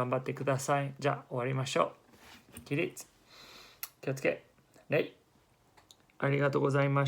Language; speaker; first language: Japanese; non-native, fluent; English